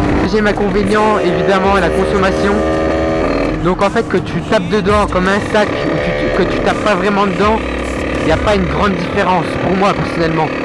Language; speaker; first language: French; native; French